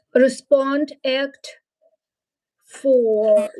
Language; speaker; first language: English; non-native, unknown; Ukrainian